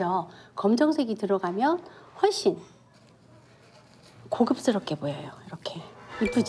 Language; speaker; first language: Korean; native; Korean